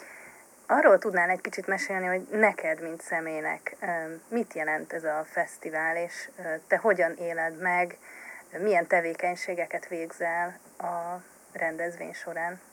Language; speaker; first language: Hungarian; native; Hungarian